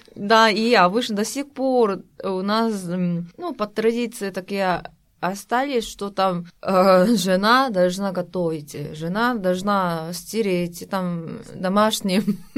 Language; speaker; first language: Russian; non-native, fluent; Korean